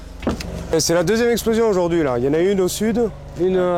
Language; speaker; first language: French; native; French